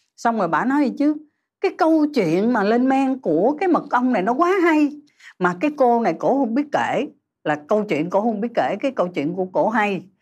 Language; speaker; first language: Vietnamese; native; Vietnamese